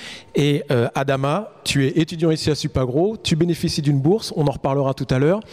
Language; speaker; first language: French; native; French